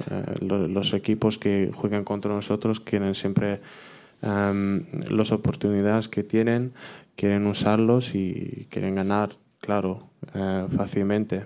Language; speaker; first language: Spanish; non-native, fluent; German